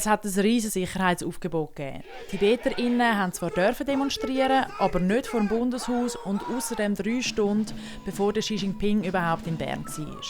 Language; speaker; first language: German; native; German